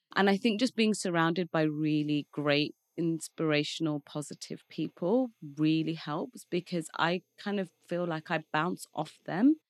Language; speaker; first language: English; native; English